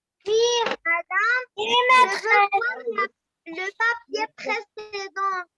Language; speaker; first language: French; non-native, learner; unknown